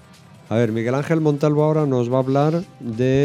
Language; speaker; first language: Spanish; native; Spanish